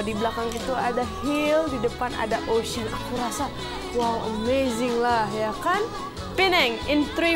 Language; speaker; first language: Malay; non-native, local second language; Indonesian